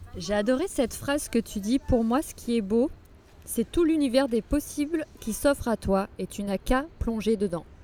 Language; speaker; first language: French; native; French